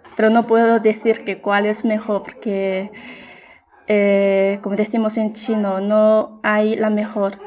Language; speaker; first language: Spanish; non-native, fluent; Chinese